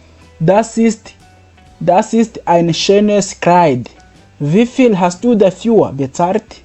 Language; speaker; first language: German; non-native, fluent; Kinyarwanda